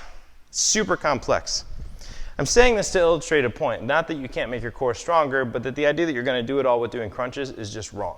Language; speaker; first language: English; native; English